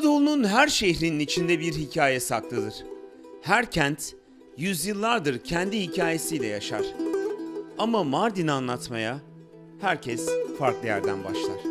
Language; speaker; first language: Turkish; native; Turkish